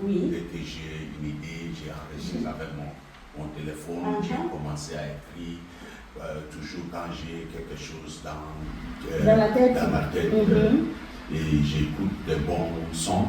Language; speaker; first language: French; non-native, local second language; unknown